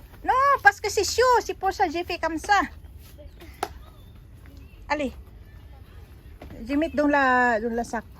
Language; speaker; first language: French; non-native, learner; Filipino